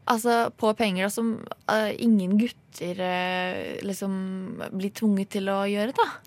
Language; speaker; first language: Norwegian; native; Norwegian